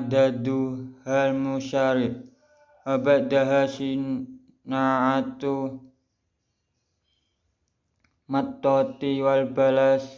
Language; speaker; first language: Arabic; non-native, learner; Indonesian